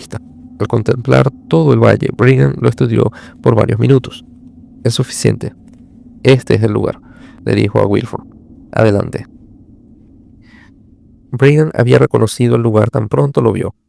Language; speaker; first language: Spanish; native; Spanish